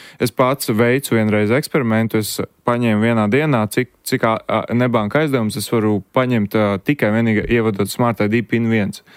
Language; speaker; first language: Latvian; native; Latvian